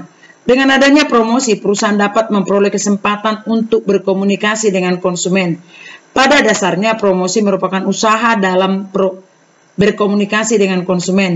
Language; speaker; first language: Indonesian; native; Indonesian